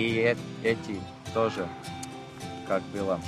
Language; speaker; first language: Russian; non-native, learner; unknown